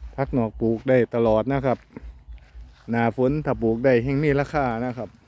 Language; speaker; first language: Thai; non-native, local second language; Northeastern Thai